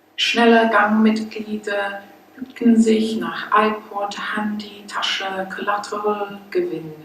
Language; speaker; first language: German; non-native, fluent; English